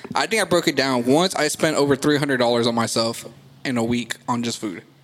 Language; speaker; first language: English; early bilingual, other home language; Spanish